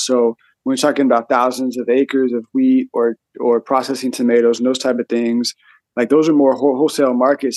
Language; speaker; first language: English; native; English